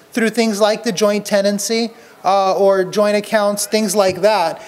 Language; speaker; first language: English; native; English